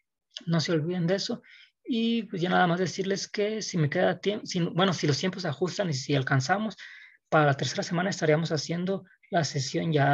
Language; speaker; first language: Spanish; native; Spanish